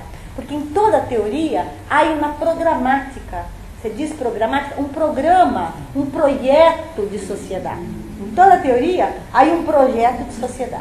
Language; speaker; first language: Spanish; non-native, fluent; Portuguese